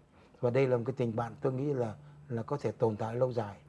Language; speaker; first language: Vietnamese; native; Vietnamese